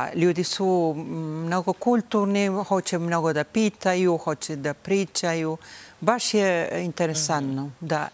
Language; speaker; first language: Bosnian; early bilingual, heritage; Bosnian